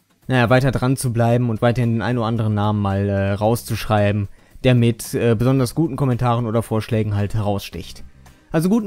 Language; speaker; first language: German; native; German